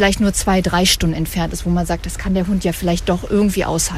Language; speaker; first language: German; native; German